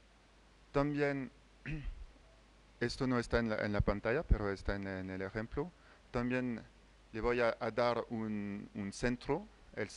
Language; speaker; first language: Spanish; non-native, fluent; French